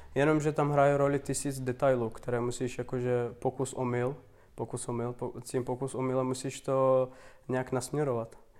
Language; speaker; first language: Czech; non-native, fluent; Turkmen